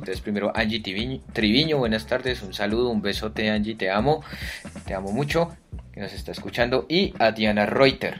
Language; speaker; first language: Spanish; native; Spanish